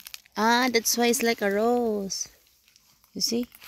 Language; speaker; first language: English; non-native, learner; Filipino